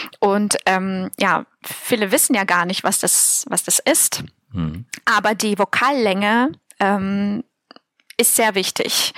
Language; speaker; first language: German; non-native, fluent; Russian